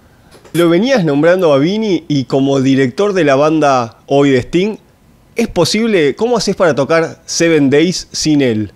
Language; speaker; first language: Spanish; native; Spanish